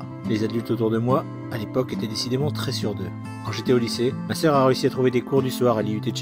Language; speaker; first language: French; native; French